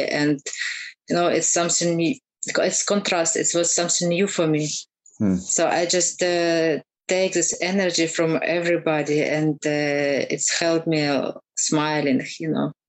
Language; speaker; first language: English; non-native, learner; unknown